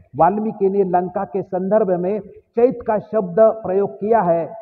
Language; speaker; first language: Hindi; non-native, local second language; Marathi